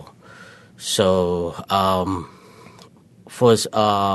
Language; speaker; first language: English; non-native, learner; Burmese